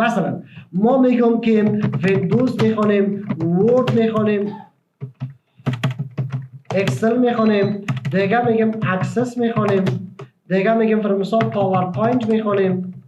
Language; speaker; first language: Persian; native; Persian